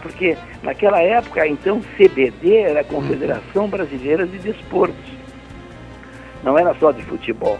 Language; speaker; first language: Portuguese; native; Portuguese